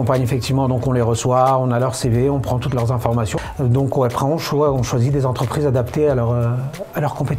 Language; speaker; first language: French; native; French